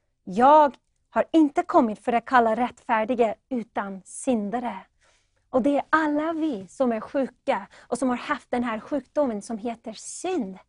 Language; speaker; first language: Swedish; non-native, fluent; English